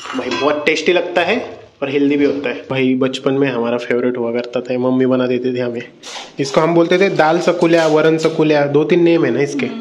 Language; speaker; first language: Hindi; non-native, local second language; Marathi